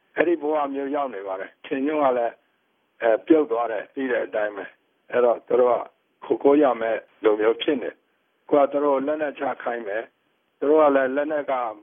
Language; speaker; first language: Burmese; non-native, local second language; S'gaw Karen